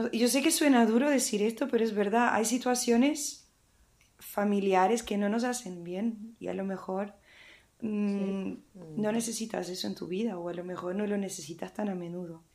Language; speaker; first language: Spanish; early bilingual, heritage; Spanish